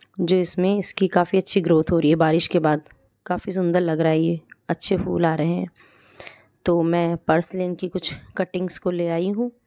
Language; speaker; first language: Hindi; native; Hindi